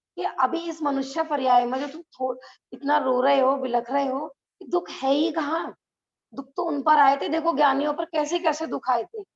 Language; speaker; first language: Hindi; native; Hindi